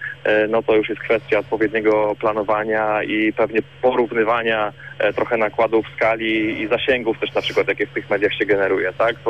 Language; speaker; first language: Polish; native; Polish